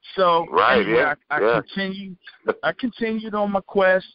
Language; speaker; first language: English; native; English